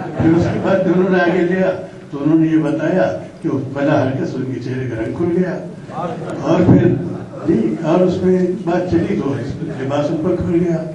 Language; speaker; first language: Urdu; native; Urdu